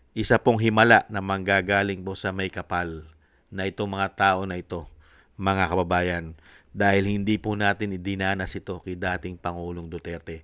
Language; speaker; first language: Filipino; native; Filipino